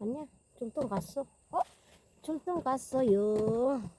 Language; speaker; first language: Korean; non-native, learner; Filipino